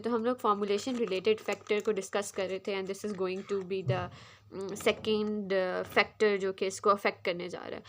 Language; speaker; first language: Hindi; native; Hindi